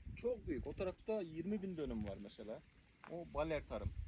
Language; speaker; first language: Turkish; non-native, local second language; Kazakh